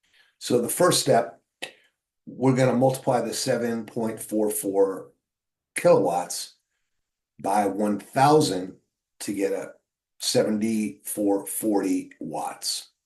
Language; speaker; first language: English; native; English